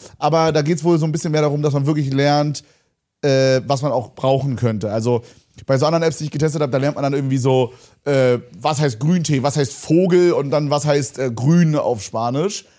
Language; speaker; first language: German; native; German